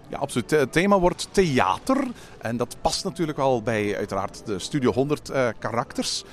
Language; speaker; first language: Dutch; native; Dutch